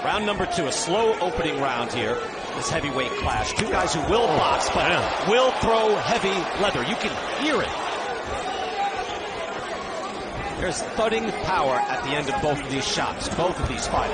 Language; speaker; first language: English; native; English